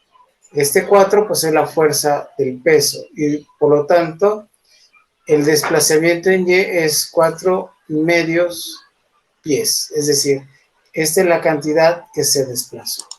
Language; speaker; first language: Spanish; native; Spanish